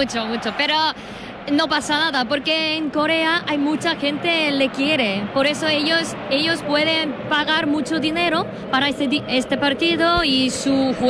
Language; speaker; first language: Spanish; non-native, learner; Korean